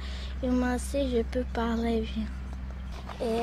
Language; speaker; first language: French; non-native, learner; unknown